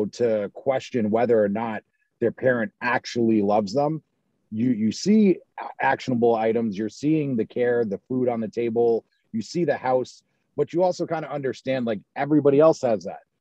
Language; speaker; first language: English; native; English